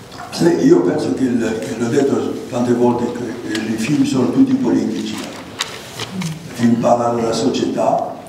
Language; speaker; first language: Italian; non-native, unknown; Greek